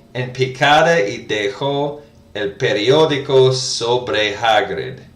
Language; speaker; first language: Spanish; non-native, learner; English